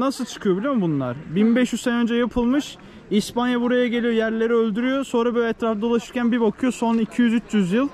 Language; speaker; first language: Turkish; native; Turkish